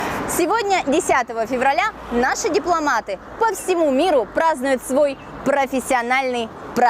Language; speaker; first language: Russian; native; Russian